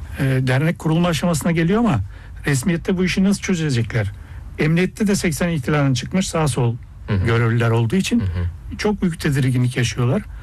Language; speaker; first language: Turkish; early bilingual, heritage; Turkish